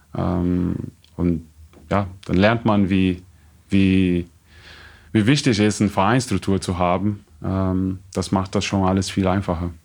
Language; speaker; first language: German; non-native, fluent; Portuguese